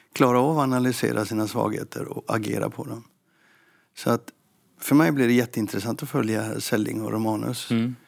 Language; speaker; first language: Swedish; native; Swedish